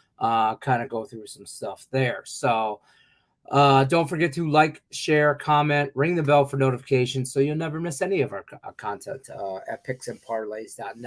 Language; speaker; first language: English; native; English